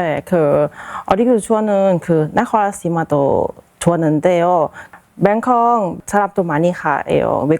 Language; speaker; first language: Korean; non-native, learner; Thai